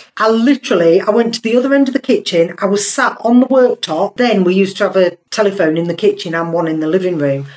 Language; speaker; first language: English; native; English